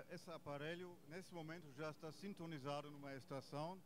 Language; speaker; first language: Portuguese; non-native, fluent; German